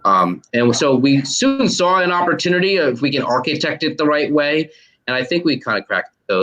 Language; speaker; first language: English; native; English